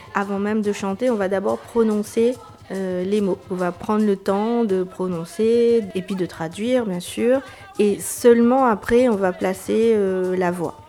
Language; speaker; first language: French; native; French